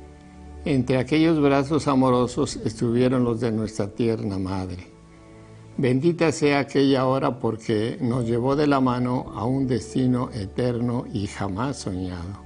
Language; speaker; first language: Spanish; native; Spanish